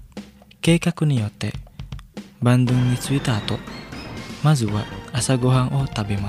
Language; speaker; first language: Japanese; non-native, fluent; Indonesian